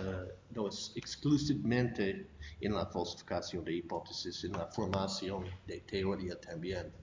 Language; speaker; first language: Spanish; non-native, fluent; English